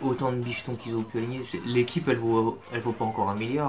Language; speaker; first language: French; native; French